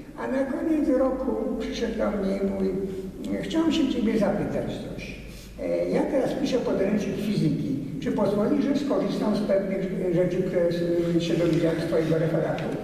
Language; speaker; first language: Polish; early bilingual, heritage; Polish